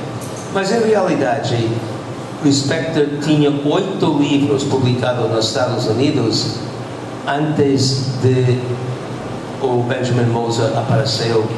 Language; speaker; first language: Portuguese; non-native, fluent; English